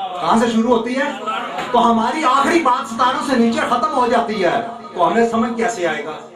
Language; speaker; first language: Urdu; non-native, local second language; Punjabi